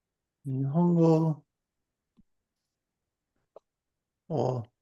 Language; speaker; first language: Japanese; non-native, learner; English